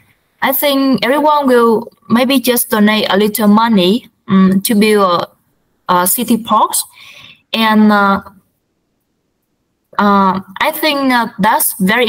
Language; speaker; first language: English; non-native, learner; Vietnamese